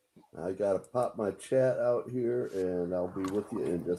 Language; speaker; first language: English; native; English